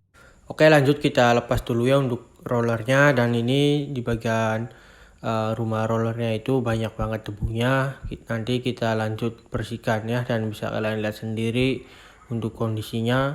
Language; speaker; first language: Indonesian; native; Indonesian